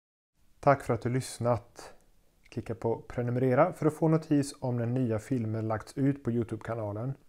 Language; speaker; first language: Swedish; native; Swedish